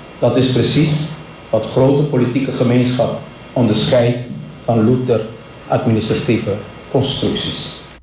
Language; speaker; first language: Dutch; non-native, local second language; Papiamento